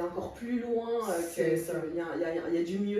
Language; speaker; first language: French; native; French